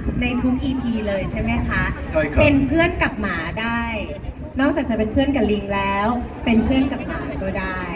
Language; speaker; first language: Thai; native; Thai